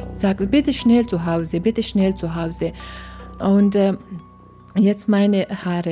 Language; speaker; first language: German; non-native, learner; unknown